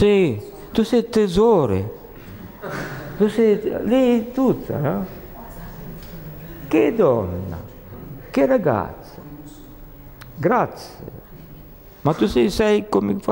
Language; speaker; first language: Italian; non-native, learner; Russian